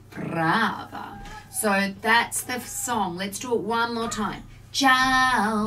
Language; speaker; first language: English; native; English